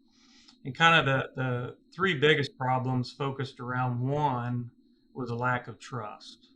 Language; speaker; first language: English; native; English